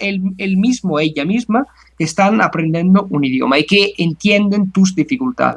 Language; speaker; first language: Spanish; non-native, fluent; Italian